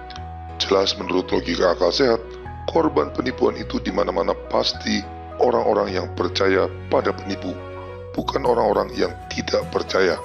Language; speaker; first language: Indonesian; native; Indonesian